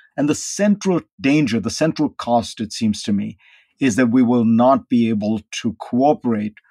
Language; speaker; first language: English; non-native, local second language; Hindi